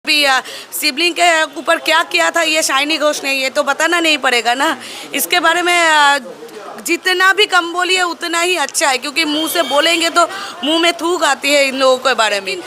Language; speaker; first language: Hindi; non-native, local second language; Bangla